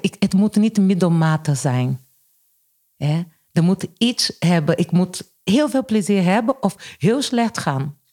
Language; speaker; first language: Dutch; non-native, fluent; Portuguese